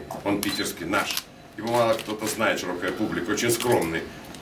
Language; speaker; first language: Russian; native; Russian